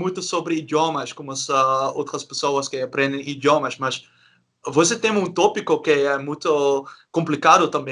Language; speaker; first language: Portuguese; non-native, learner; Dutch